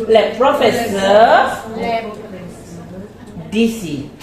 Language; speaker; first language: French; non-native, fluent; Indonesian